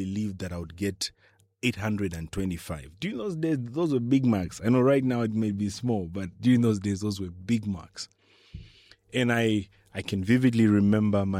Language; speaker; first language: English; non-native, local second language; Bemba